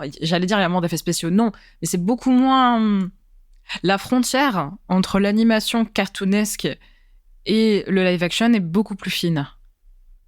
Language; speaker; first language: French; native; French